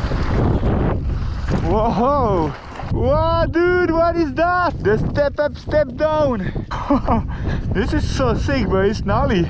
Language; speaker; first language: English; non-native, fluent; French